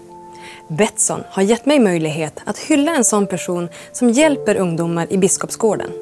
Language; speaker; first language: Swedish; native; Swedish